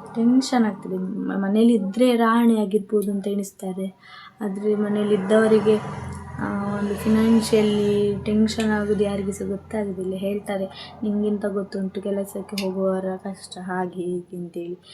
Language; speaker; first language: Kannada; non-native, local second language; Tulu